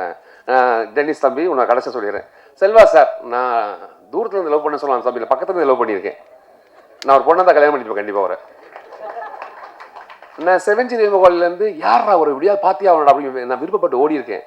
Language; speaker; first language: Tamil; native; Tamil